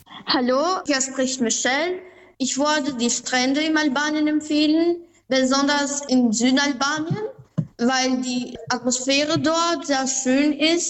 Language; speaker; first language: German; non-native, fluent; Albanian